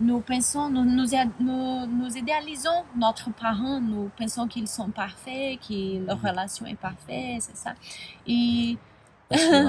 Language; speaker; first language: French; non-native, learner; Spanish